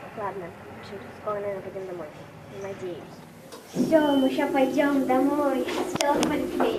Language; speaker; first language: Russian; native; Russian